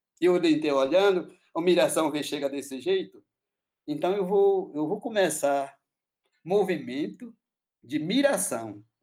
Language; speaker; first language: Portuguese; non-native, local second language; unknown